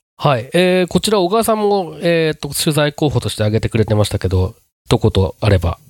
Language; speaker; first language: Japanese; native; Japanese